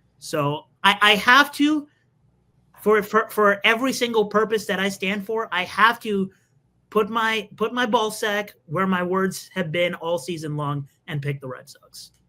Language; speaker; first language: English; native; English